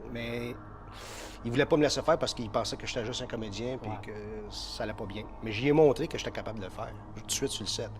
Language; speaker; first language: French; early bilingual, heritage; French